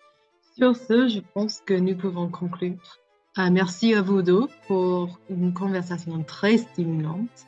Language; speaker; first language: French; non-native, learner; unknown